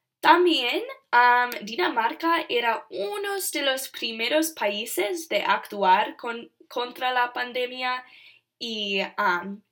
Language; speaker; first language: Spanish; non-native, learner; English